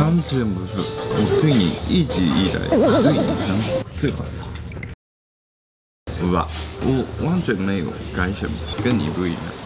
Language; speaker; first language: Chinese; non-native, fluent; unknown